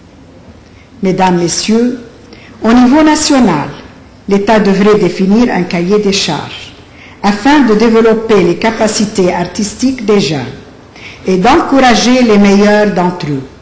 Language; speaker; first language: French; non-native, local second language; Arabic